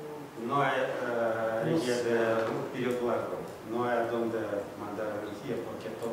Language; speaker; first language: Spanish; non-native, fluent; Russian